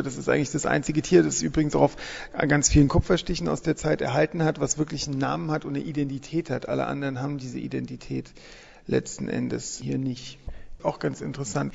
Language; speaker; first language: German; native; German